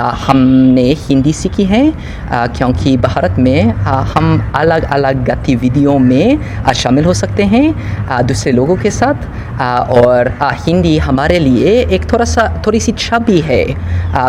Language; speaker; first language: Hindi; non-native, learner; English